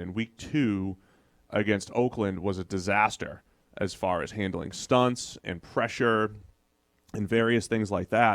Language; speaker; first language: English; native; English